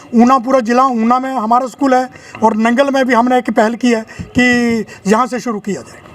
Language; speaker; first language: Hindi; non-native, local second language; Punjabi